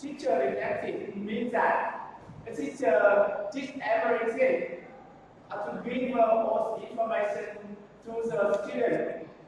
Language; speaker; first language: English; non-native, learner; Vietnamese